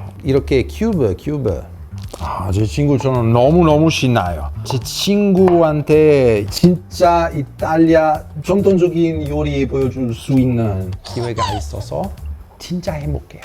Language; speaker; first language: Korean; non-native, fluent; Italian